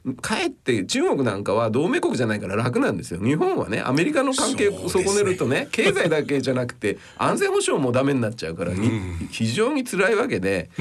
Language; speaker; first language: Japanese; native; Japanese